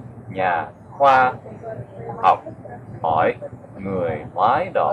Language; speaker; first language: Vietnamese; non-native, learner; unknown